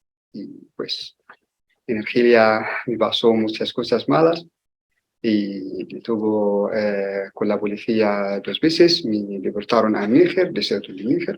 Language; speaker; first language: Spanish; non-native, learner; Arabic